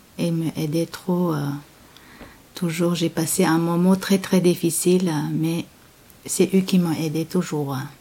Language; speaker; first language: French; non-native, learner; Chechen